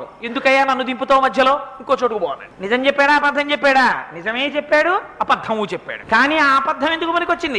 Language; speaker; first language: Telugu; native; Telugu